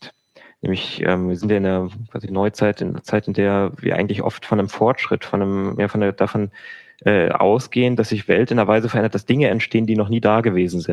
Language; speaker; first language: German; native; German